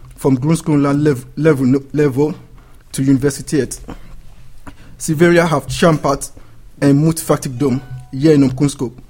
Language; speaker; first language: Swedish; non-native, learner; English